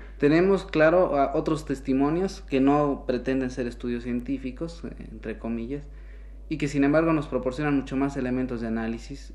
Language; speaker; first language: Spanish; native; Spanish